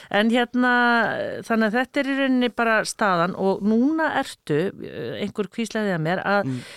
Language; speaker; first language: Icelandic; native; Icelandic